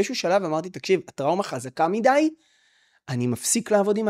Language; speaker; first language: Hebrew; native; Hebrew